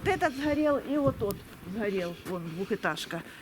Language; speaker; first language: Russian; native; Russian